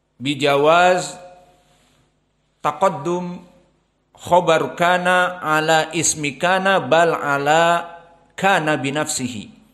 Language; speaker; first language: Arabic; non-native, fluent; Indonesian